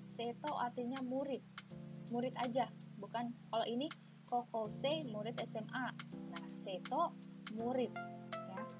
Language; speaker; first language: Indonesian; native; Indonesian